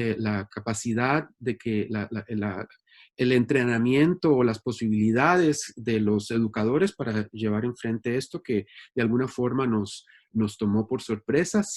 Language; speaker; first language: Spanish; native; Spanish